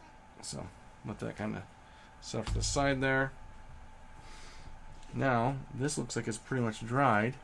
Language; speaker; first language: English; native; English